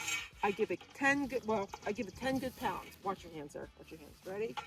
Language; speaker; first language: English; native; English